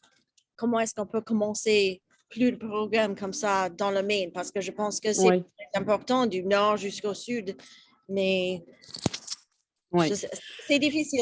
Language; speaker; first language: French; non-native, learner; English